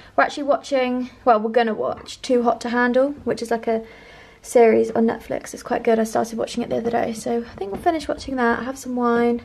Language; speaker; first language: English; native; English